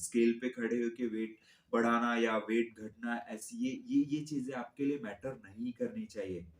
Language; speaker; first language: Hindi; native; Hindi